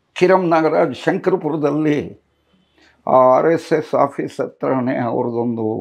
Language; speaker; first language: Kannada; non-native, local second language; Tamil